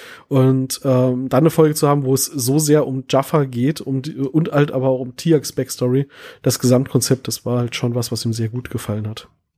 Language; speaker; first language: German; native; German